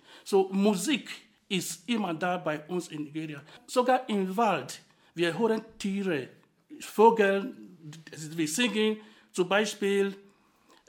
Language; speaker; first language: German; non-native, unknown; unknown